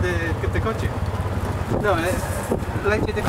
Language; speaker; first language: Spanish; non-native, learner; English